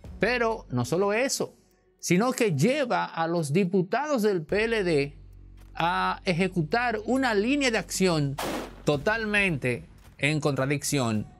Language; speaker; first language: Spanish; native; Spanish